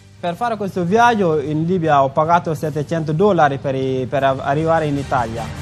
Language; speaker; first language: Italian; non-native, learner; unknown